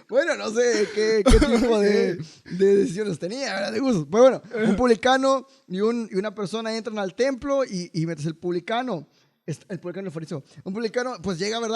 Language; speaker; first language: Spanish; native; Spanish